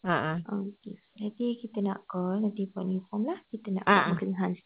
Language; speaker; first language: Malay; native; Malay